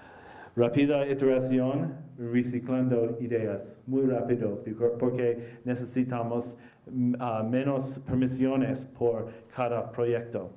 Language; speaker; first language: Spanish; non-native, learner; English